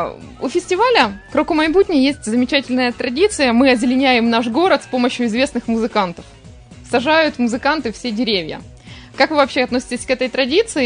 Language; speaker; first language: Russian; native; Russian